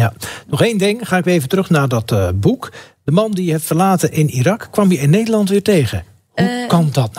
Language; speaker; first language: Dutch; native; Dutch